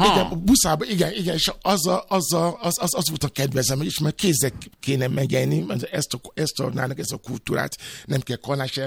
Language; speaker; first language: Hungarian; non-native, fluent; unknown